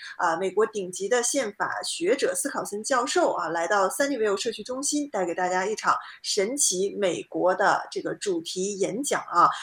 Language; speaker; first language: Chinese; native; Chinese